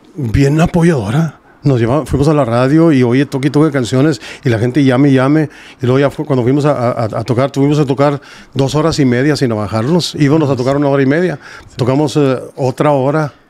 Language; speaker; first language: Spanish; early bilingual, heritage; Spanish